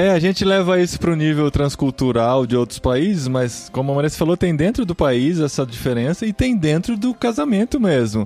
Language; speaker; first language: Portuguese; native; Portuguese